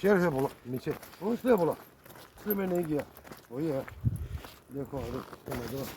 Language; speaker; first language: Hindi; non-native, local second language; Tibetan